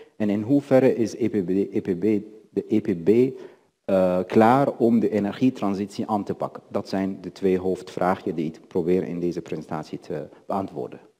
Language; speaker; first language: Dutch; non-native, fluent; Arabic